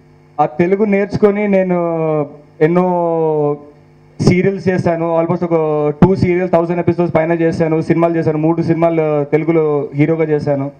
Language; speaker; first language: Telugu; non-native, local second language; Hindi